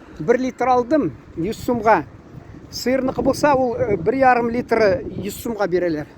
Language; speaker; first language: Tatar; native; Tatar